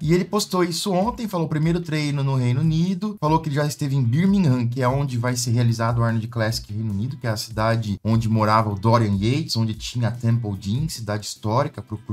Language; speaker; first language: Portuguese; native; Portuguese